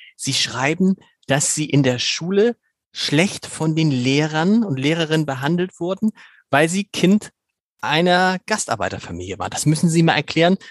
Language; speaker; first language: German; native; German